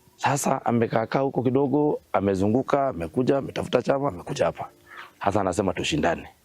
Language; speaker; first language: Swahili; non-native, local second language; Luo (Kenya and Tanzania)